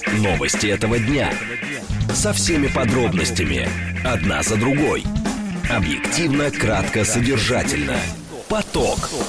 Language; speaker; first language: Russian; native; Russian